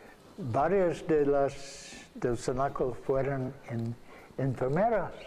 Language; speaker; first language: Spanish; non-native, fluent; English